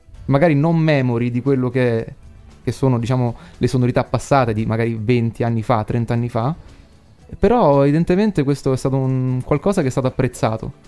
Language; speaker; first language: Italian; native; Italian